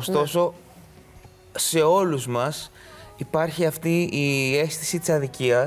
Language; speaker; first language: Greek; native; Greek